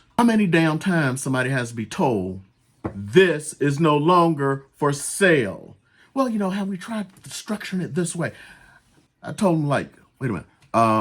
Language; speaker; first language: English; native; English